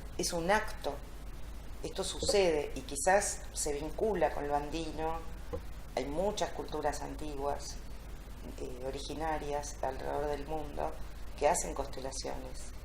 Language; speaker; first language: Spanish; early bilingual, other home language; Italian